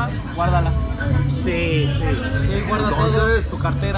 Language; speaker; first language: Spanish; native; Spanish